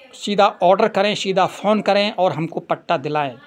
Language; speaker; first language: Hindi; native; Hindi